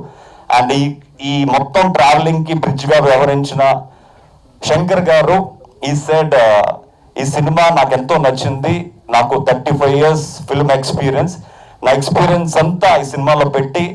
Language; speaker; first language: Telugu; native; Telugu